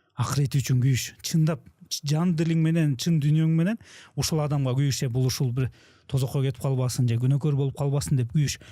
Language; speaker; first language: Kyrgyz; native; Kyrgyz